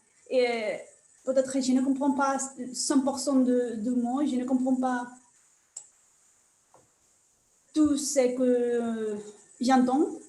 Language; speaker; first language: French; non-native, learner; Spanish